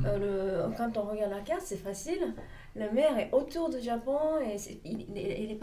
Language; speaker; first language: French; non-native, fluent; Japanese